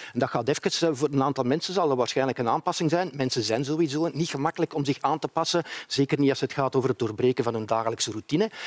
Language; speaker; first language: Dutch; native; Dutch